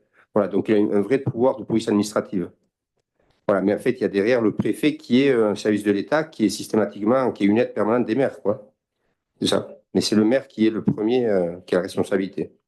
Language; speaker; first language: French; native; French